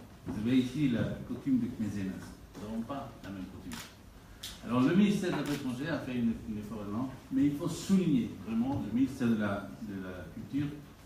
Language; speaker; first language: French; non-native, fluent; Spanish